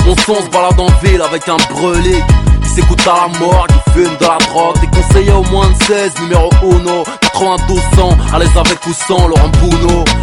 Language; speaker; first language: French; native; French